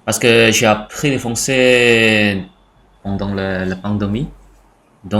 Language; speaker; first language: French; non-native, learner; Indonesian